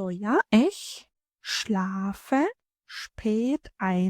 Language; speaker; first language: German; non-native, fluent; Ukrainian